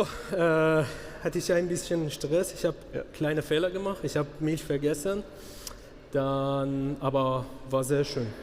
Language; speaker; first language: German; non-native, learner; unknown